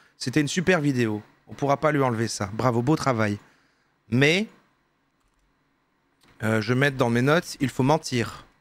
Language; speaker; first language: French; native; French